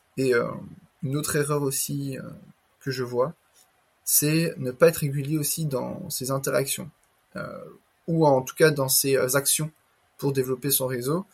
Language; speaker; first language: French; native; French